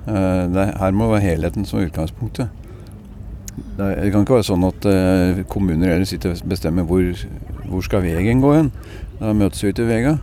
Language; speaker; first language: Norwegian; native; Norwegian